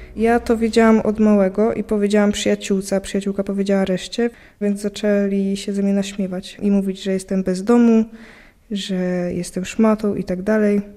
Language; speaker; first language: Polish; native; Polish